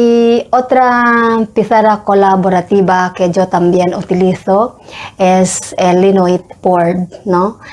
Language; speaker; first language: Spanish; non-native, fluent; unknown